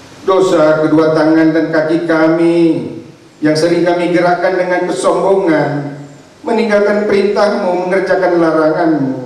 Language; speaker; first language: Indonesian; native; Indonesian